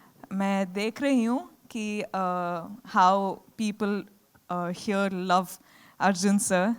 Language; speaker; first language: Hindi; non-native, local second language; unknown